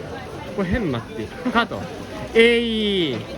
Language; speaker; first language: Finnish; non-native, learner; Japanese